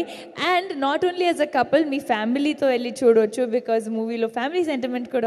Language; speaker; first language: Telugu; non-native, fluent; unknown